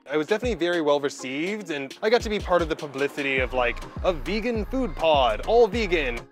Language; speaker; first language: English; native; English